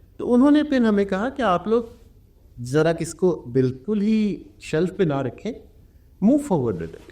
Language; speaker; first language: Urdu; early bilingual, heritage; Urdu